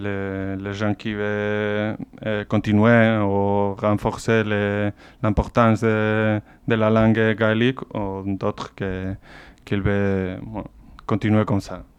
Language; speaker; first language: French; non-native, learner; Basque